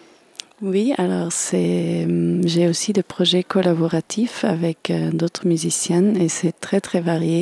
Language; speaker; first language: French; non-native, fluent; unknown